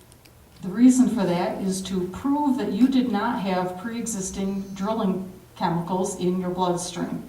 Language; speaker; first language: English; native; English